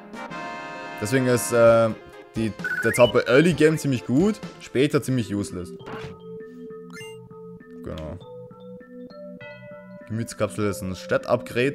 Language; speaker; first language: German; native; German